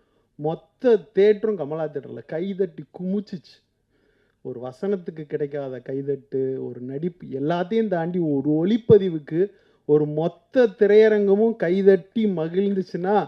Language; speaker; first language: Tamil; native; Tamil